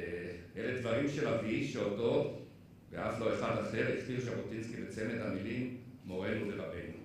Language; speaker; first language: Hebrew; native; Hebrew